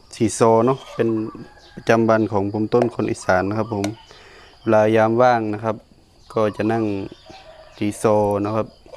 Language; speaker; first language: Thai; non-native, local second language; Northern Khmer